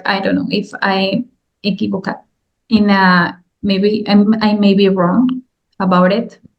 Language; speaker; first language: English; non-native, learner; Spanish